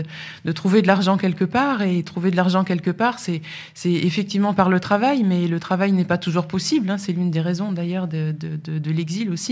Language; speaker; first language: French; native; French